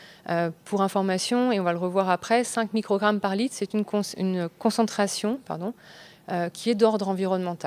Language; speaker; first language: French; native; French